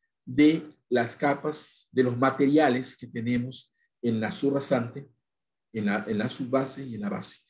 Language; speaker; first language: Spanish; native; Spanish